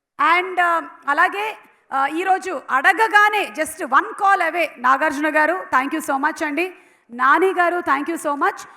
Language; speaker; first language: Telugu; non-native, local second language; Malayalam